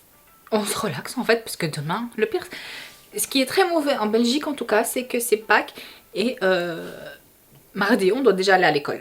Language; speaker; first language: French; native; French